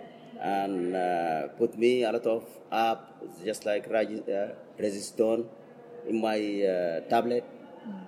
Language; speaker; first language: English; non-native, learner; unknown